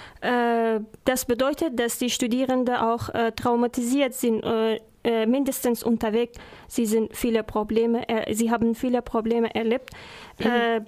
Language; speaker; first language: German; non-native, learner; Persian